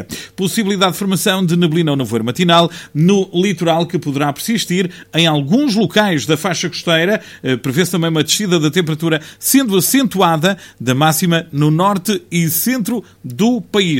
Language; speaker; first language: Portuguese; native; Portuguese